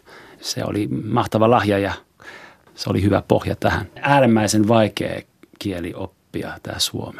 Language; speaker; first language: Finnish; non-native, fluent; French